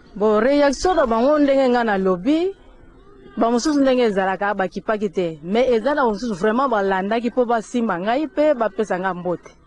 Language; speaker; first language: Lingala; non-native, local second language; Kituba (Democratic Republic of Congo)